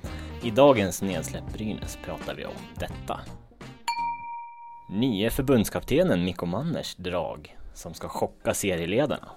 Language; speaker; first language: Swedish; native; Swedish